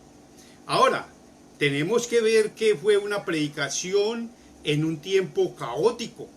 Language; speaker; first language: Spanish; native; Spanish